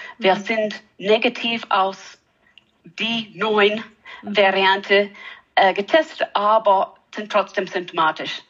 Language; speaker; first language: German; non-native, learner; English